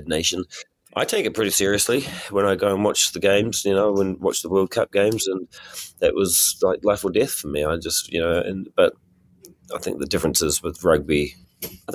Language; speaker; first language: English; native; English